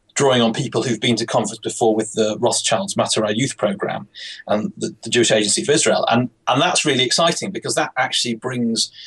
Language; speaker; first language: English; native; English